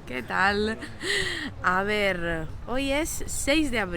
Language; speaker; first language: Spanish; non-native, local second language; Catalan